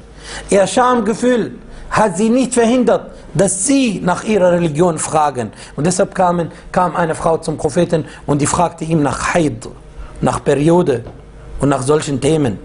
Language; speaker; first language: German; non-native, fluent; Arabic